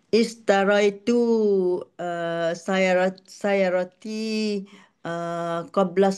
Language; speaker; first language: Arabic; non-native, learner; Malay